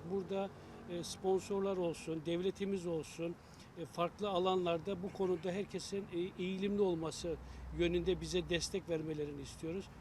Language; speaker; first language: Turkish; native; Turkish